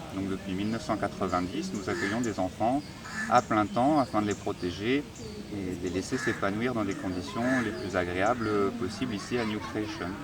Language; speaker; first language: French; native; French